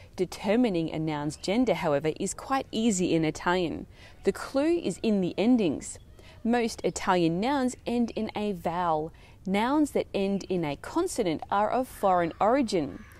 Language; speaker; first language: English; early bilingual, other home language; Italian